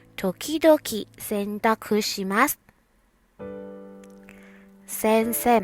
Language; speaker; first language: Japanese; non-native, fluent; Thai